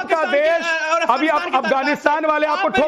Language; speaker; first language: Hindi; native; Hindi